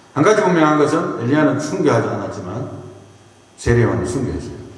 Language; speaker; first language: Korean; native; Korean